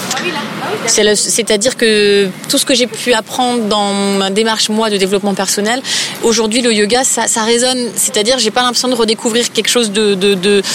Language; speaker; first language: French; native; French